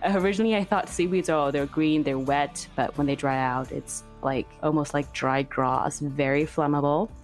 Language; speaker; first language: English; non-native, fluent; Chinese